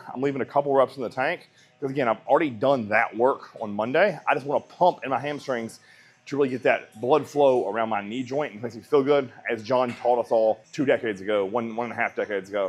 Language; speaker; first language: English; native; English